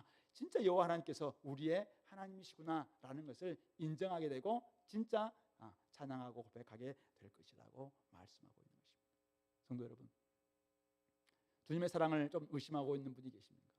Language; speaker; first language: Korean; native; Korean